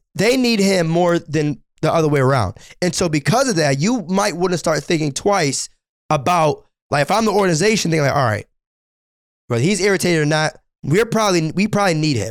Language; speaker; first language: English; native; English